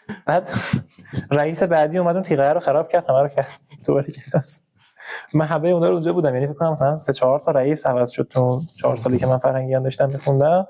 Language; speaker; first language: Persian; native; Persian